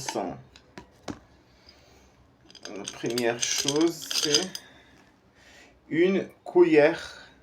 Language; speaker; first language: French; non-native, fluent; Portuguese